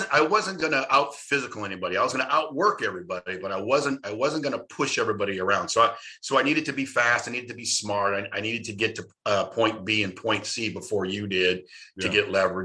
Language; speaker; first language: English; native; English